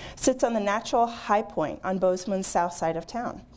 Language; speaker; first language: English; native; English